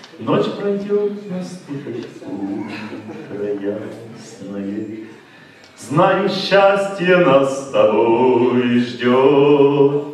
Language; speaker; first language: Russian; native; Russian